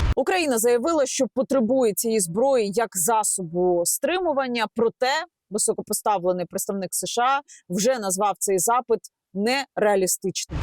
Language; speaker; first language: Ukrainian; native; Ukrainian